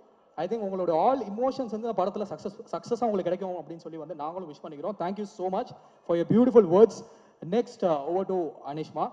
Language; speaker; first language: Tamil; native; Tamil